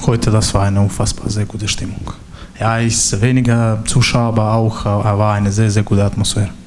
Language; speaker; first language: German; non-native, learner; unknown